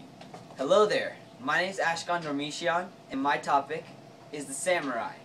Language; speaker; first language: English; native; English